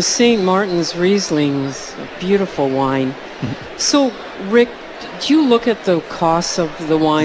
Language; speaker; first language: English; native; English